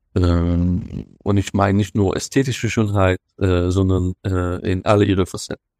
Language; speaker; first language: German; non-native, fluent; Hebrew